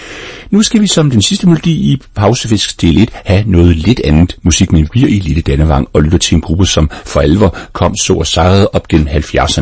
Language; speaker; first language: Danish; native; Danish